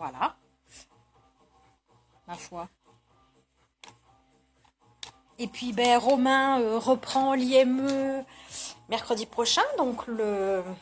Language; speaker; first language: French; native; French